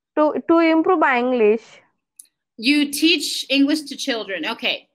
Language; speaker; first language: English; non-native, local second language; Telugu